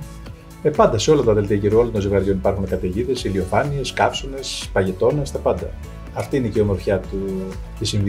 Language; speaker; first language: Greek; native; Greek